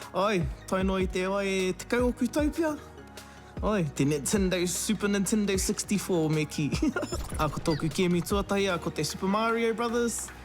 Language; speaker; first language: Māori; native; Māori